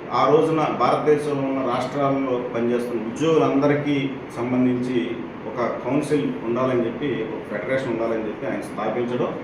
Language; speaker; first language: Telugu; native; Telugu